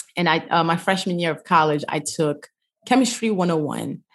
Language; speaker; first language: English; early bilingual, other home language; Yoruba